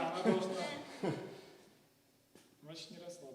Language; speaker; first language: Russian; native; Russian